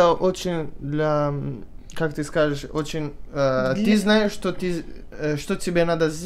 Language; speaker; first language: Russian; early bilingual, heritage; Italian